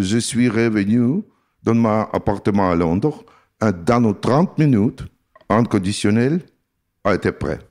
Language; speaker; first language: French; non-native, learner; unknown